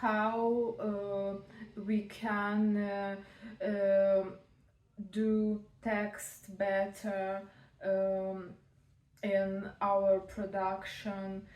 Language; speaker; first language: English; non-native, learner; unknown